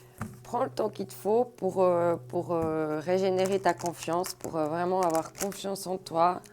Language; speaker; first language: French; native; French